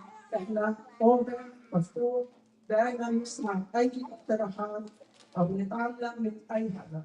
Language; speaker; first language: Arabic; native; Arabic